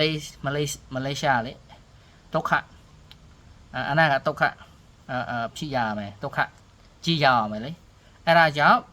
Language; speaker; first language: Burmese; non-native, learner; Khmer